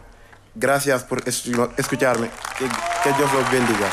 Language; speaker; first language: Spanish; non-native, learner; Wolof